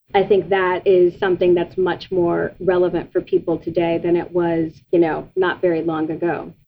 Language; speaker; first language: English; native; English